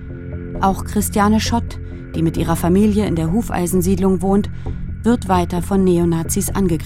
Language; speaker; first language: German; native; German